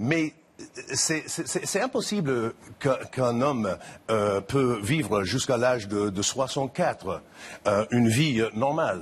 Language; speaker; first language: French; non-native, fluent; English